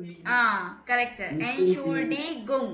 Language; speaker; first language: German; non-native, fluent; Tamil